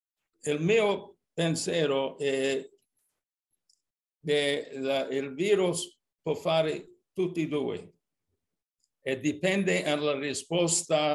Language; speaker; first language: Italian; early bilingual, heritage; English